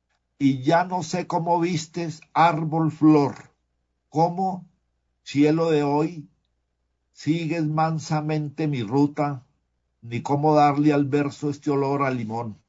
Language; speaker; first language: Spanish; native; Spanish